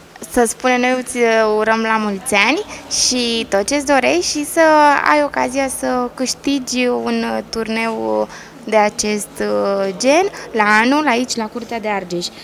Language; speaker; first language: Romanian; native; Romanian